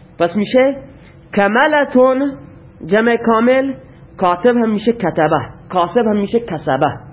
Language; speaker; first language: Persian; non-native, local second language; Baluchi